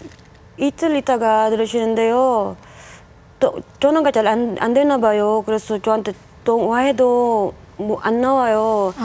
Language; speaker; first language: Korean; non-native, learner; Filipino